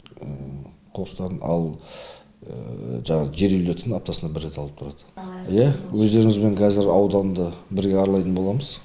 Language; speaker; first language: Kazakh; native; Kazakh